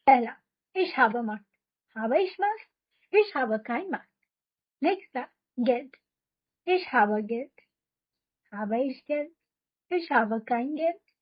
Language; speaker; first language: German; non-native, fluent; Hindi